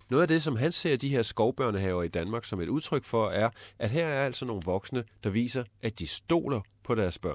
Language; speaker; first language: Danish; native; Danish